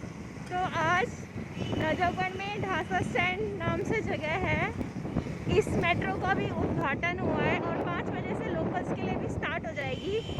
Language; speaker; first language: Hindi; native; Hindi